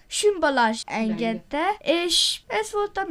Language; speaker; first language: Hungarian; non-native, local second language; Romanian